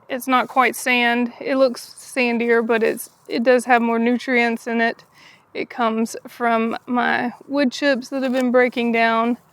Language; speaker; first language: English; native; English